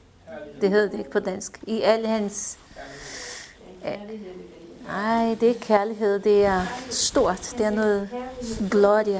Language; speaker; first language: Danish; non-native, fluent; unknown